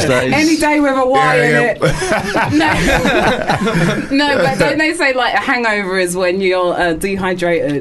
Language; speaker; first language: English; native; English